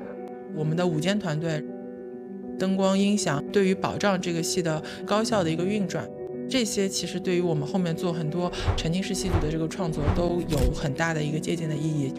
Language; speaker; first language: Chinese; native; Chinese